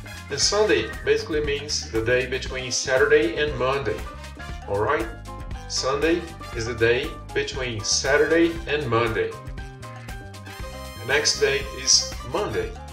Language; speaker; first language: English; non-native, fluent; Portuguese